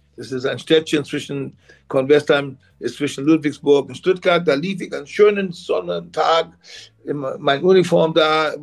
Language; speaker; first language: German; non-native, fluent; English